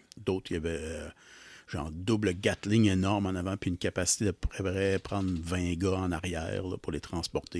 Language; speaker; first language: French; native; French